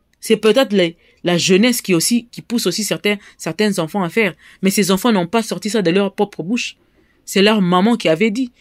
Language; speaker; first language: French; non-native, local second language; Lingala